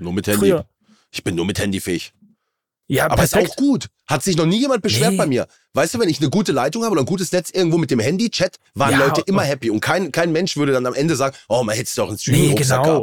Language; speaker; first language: German; native; German